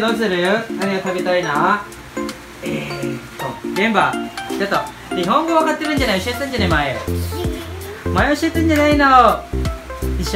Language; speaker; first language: Japanese; non-native, learner; Filipino